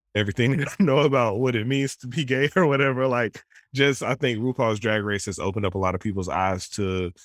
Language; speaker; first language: English; native; English